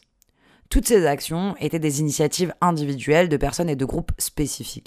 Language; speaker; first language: French; native; French